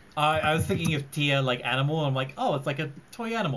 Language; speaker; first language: English; native; English